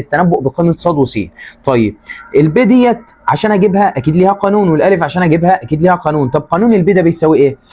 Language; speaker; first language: Arabic; native; Arabic